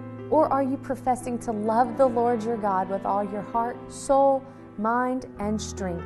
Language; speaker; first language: English; native; English